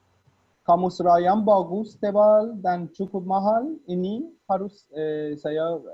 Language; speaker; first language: Indonesian; non-native, learner; Persian